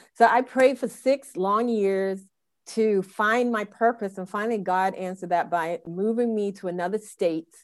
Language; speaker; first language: English; native; English